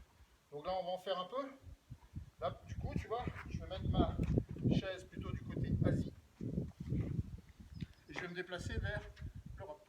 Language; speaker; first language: French; native; French